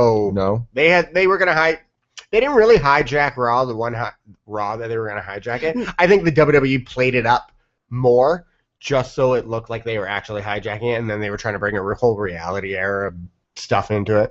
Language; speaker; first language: English; native; English